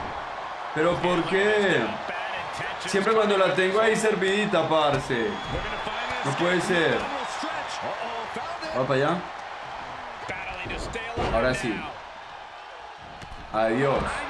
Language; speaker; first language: Spanish; native; Spanish